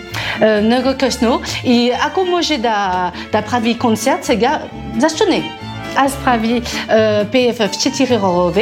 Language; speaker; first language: Bulgarian; non-native, learner; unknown